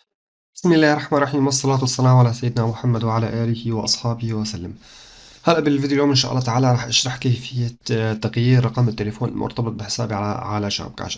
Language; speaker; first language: Arabic; native; Arabic